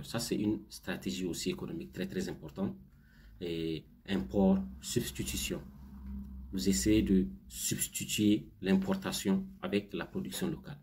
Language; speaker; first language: French; non-native, local second language; Hausa